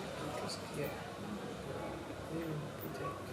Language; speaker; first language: French; non-native, learner; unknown